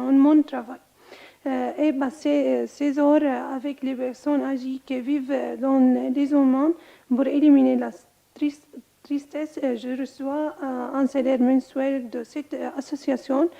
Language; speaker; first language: French; non-native, learner; Arabic